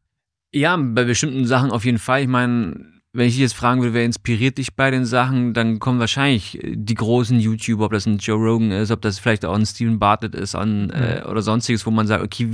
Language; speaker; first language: German; native; German